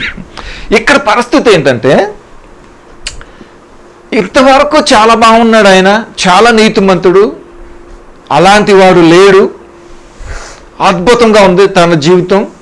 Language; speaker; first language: Telugu; native; Telugu